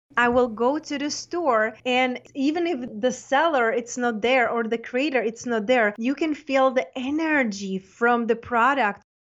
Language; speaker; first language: English; non-native, fluent; Czech